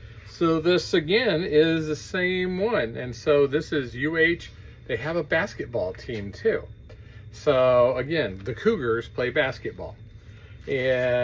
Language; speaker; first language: English; native; English